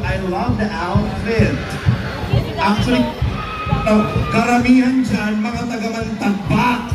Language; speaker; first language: Filipino; non-native, local second language; Bikol